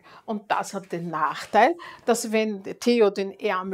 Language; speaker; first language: German; native; German